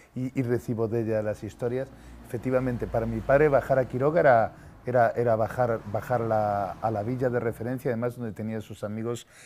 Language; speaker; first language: Spanish; native; Spanish